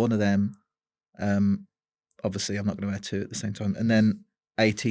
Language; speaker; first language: English; native; English